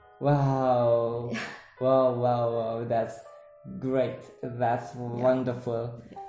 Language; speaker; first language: English; non-native, learner; Indonesian